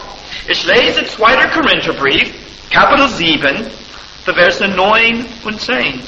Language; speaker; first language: German; non-native, fluent; English